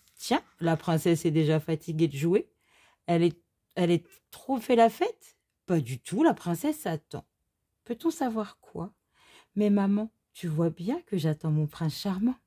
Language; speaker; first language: French; native; French